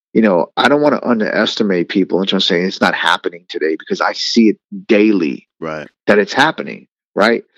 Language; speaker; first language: English; native; English